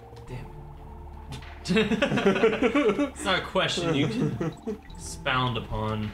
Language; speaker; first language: English; native; English